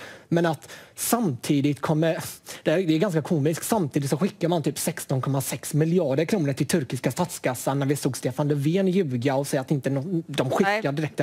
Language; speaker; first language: Swedish; native; Swedish